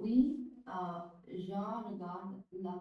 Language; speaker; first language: French; non-native, learner; Hindi